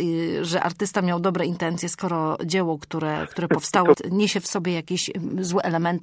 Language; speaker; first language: Polish; native; Polish